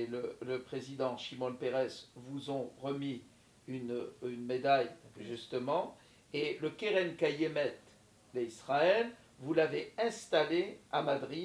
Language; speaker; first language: French; native; French